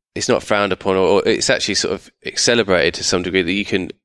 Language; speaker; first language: English; native; English